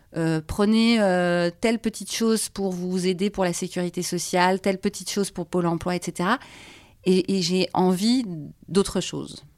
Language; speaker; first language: French; native; French